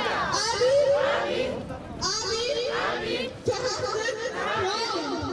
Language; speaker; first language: German; non-native, learner; Oromo